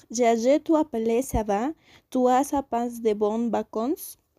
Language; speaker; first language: French; non-native, learner; Spanish